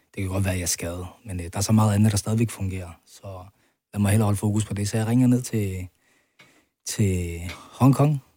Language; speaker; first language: Danish; early bilingual, other home language; Arabic